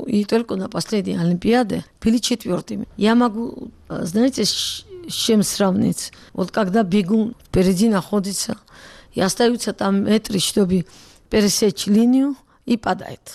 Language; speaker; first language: Russian; non-native, local second language; Georgian